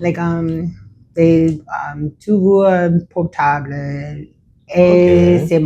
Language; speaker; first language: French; non-native, learner; English